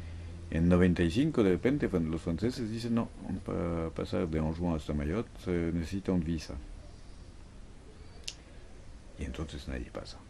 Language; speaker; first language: Spanish; non-native, fluent; French